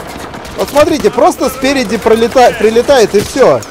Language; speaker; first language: Russian; native; Russian